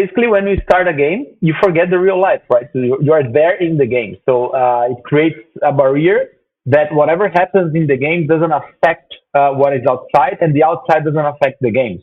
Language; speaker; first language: English; non-native, fluent; Portuguese